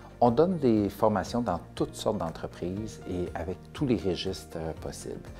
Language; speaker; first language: French; native; French